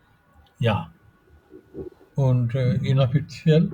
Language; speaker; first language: German; non-native, fluent; Bangla